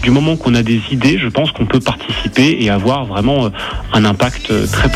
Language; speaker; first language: French; native; French